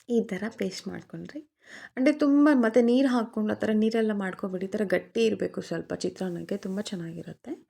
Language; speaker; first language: Kannada; non-native, local second language; Telugu